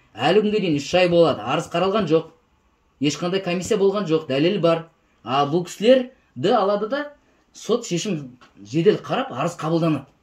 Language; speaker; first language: Kazakh; native; Kazakh